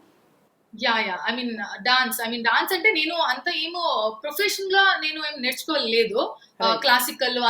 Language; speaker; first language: Telugu; non-native, local second language; Kannada